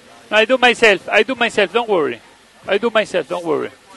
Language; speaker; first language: English; non-native, learner; Spanish